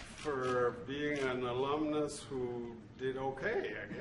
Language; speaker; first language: English; non-native, fluent; Spanish